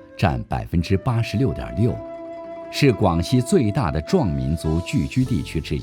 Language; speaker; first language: Chinese; native; Chinese